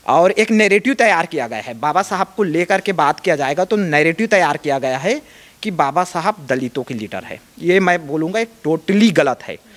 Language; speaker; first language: Hindi; native; Hindi